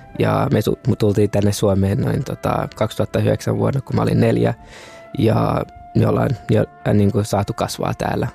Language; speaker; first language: Finnish; early bilingual, other home language; Kinyarwanda